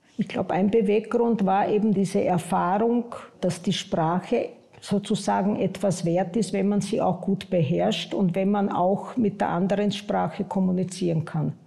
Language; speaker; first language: German; non-native, local second language; Croatian